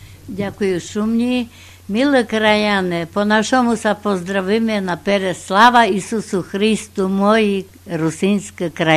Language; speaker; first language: Slovak; non-native, local second language; Rusyn